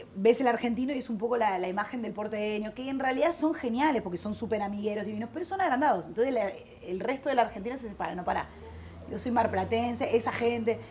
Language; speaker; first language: Spanish; native; Spanish